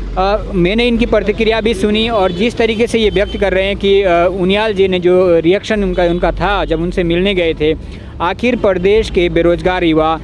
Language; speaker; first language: Hindi; native; Hindi